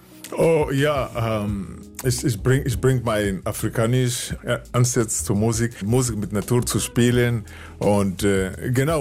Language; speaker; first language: German; non-native, learner; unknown